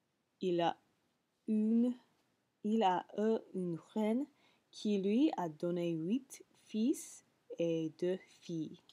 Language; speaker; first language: French; non-native, learner; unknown